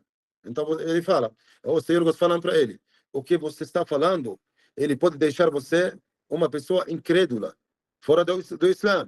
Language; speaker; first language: Portuguese; non-native, fluent; Arabic